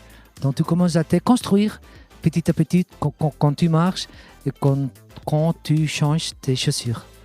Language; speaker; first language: French; non-native, fluent; Catalan